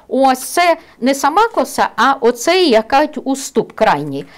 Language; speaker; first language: Ukrainian; native; Ukrainian